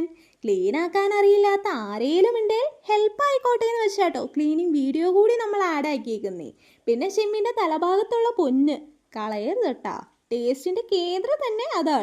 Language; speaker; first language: Malayalam; native; Malayalam